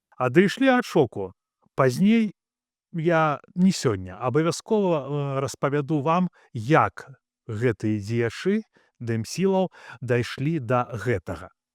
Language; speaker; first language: Belarusian; native; Belarusian